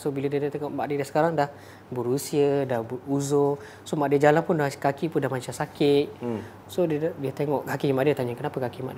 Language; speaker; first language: Malay; native; Malay